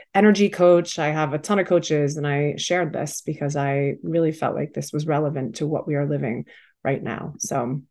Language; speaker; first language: English; native; English